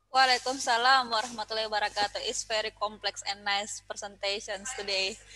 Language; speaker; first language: English; non-native, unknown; Indonesian